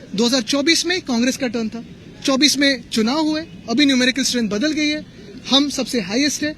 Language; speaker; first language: Hindi; non-native, local second language; Marathi